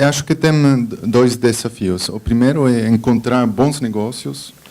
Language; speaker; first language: Portuguese; non-native, fluent; Spanish